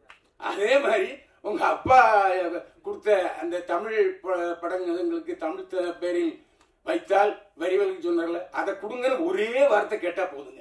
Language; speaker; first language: Tamil; native; Tamil